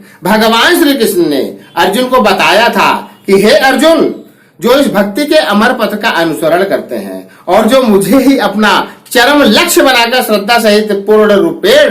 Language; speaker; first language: Hindi; native; Hindi